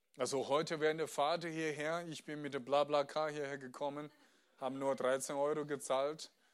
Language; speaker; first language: German; non-native, fluent; Chinese